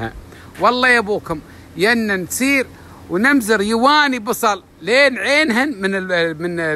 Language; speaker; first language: Arabic; native; Arabic